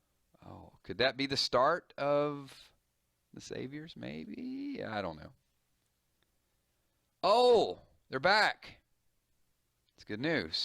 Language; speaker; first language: English; native; English